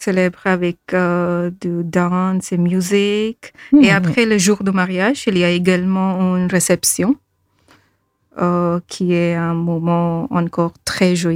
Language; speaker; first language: French; non-native, fluent; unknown